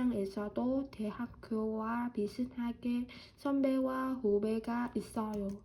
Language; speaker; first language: Korean; non-native, learner; Vietnamese